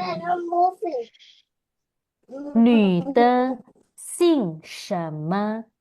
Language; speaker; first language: Chinese; non-native, fluent; Indonesian